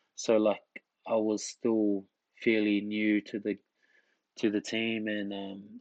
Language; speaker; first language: English; early bilingual, other home language; Tongan